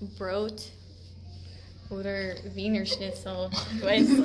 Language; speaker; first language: German; non-native, learner; English